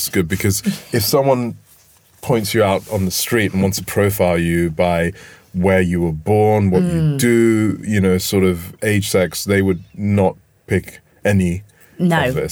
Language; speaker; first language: English; non-native, local second language; Yoruba